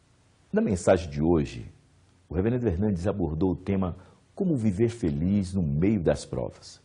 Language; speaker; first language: Portuguese; native; Portuguese